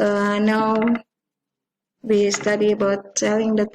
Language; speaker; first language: English; non-native, fluent; Indonesian